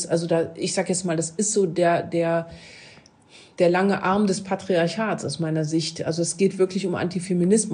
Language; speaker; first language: German; native; German